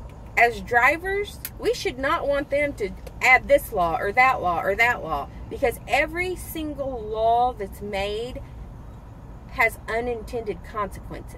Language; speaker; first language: English; native; English